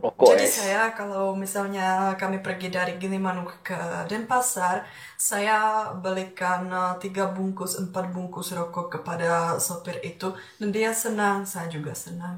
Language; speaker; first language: Indonesian; non-native, fluent; Czech